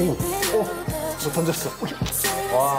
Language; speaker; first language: Korean; native; Korean